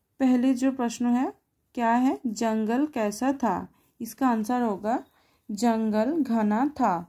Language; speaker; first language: Hindi; non-native, local second language; Bangla